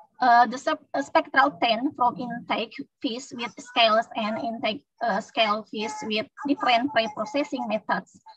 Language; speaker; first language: English; non-native, learner; Indonesian